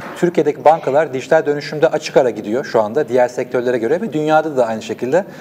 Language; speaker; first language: Turkish; native; Turkish